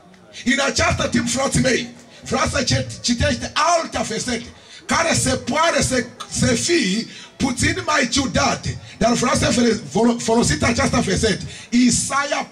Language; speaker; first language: Romanian; non-native, learner; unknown